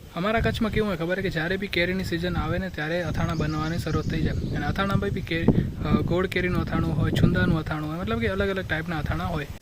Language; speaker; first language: Gujarati; native; Gujarati